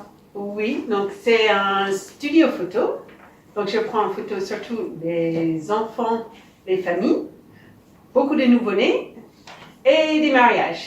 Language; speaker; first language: French; non-native, fluent; English